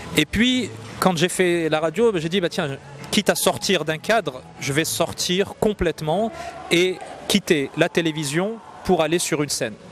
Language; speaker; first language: French; non-native, local second language; Arabic